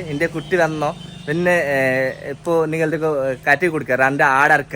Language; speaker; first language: Malayalam; non-native, learner; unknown